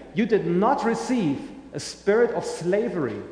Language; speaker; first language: English; non-native, fluent; German